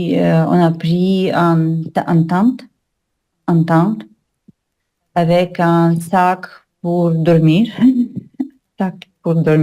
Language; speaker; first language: French; non-native, learner; Russian